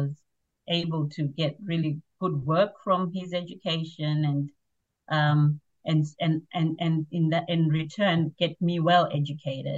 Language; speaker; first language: English; non-native, local second language; Shona